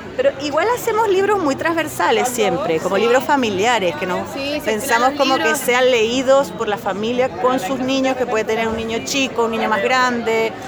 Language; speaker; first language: Spanish; native; Spanish